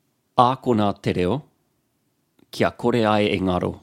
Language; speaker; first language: Māori; non-native, learner; English